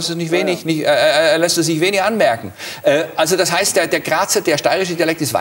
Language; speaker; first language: German; native; German